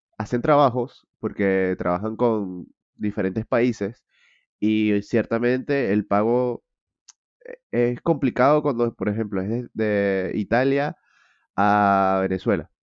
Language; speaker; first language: Spanish; native; Spanish